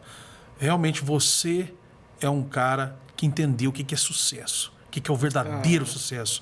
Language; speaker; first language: Portuguese; native; Portuguese